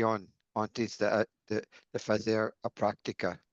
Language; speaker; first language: Portuguese; non-native, learner; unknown